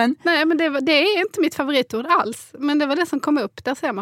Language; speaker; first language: Swedish; native; Swedish